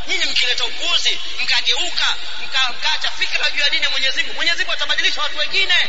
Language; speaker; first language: Swahili; native; Swahili